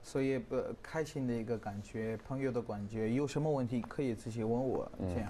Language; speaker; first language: Chinese; non-native, learner; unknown